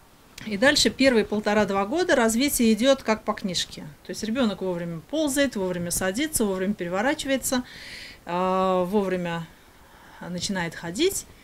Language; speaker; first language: Russian; native; Russian